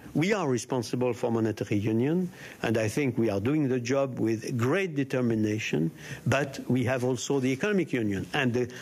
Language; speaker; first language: English; non-native, fluent; French